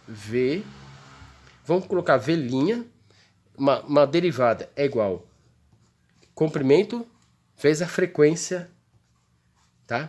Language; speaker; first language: Portuguese; native; Portuguese